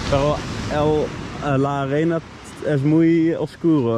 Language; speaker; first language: Spanish; non-native, learner; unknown